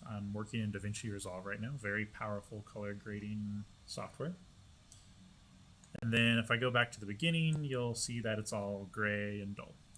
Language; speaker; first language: English; native; English